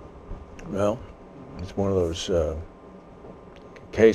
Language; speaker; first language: English; native; English